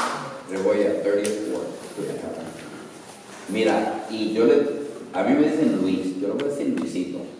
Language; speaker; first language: Spanish; early bilingual, other home language; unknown